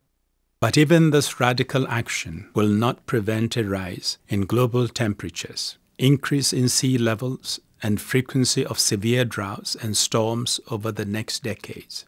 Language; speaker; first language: English; non-native, local second language; Akan